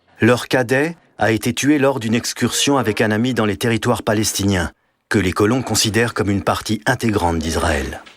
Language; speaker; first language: French; native; French